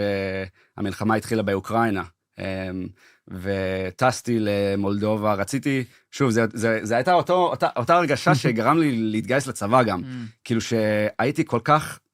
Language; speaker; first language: Hebrew; early bilingual, heritage; English